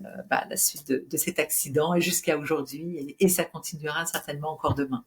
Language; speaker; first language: French; native; French